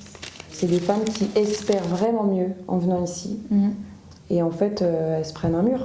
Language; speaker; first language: French; native; French